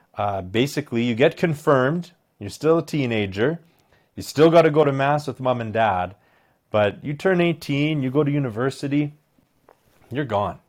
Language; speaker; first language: English; native; English